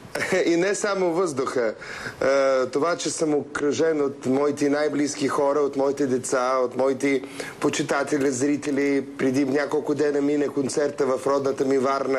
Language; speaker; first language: Bulgarian; early bilingual, heritage; Russian